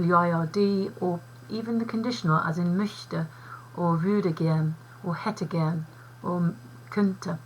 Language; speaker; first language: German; non-native, fluent; English